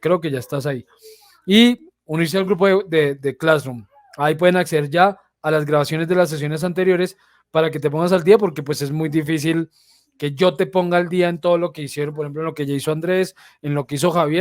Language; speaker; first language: Spanish; native; Spanish